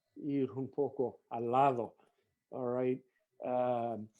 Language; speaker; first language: Spanish; non-native, learner; English